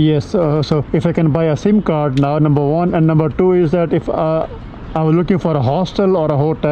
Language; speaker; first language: English; non-native, local second language; Hindi